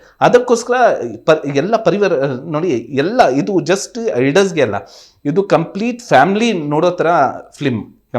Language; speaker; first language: Kannada; non-native, local second language; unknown